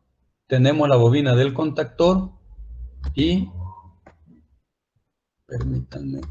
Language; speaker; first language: Spanish; native; Spanish